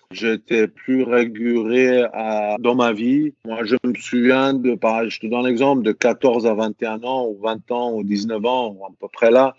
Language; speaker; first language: French; non-native, fluent; Greek